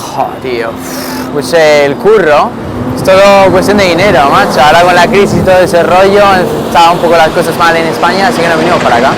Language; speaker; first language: Spanish; native; Spanish